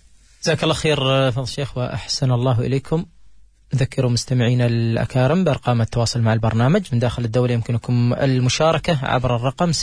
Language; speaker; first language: Arabic; native; Arabic